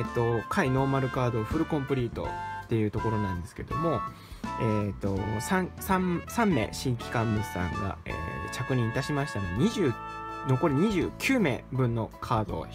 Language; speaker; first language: Japanese; native; Japanese